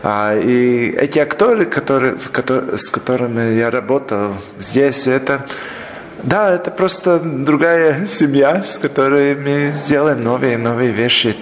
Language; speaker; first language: Russian; non-native, local second language; Latvian